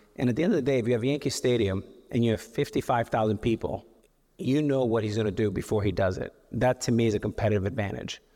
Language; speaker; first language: English; native; English